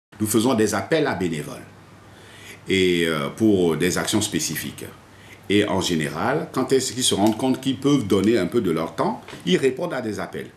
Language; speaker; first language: French; native; French